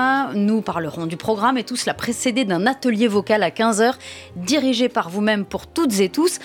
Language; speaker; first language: French; native; French